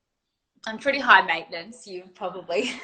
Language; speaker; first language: English; native; English